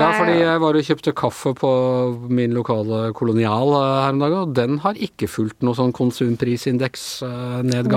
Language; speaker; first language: Norwegian; native; Norwegian